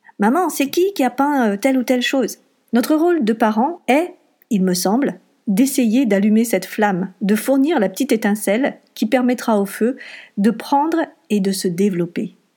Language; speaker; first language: French; native; French